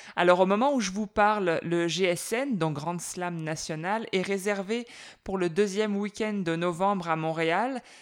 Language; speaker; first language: French; native; French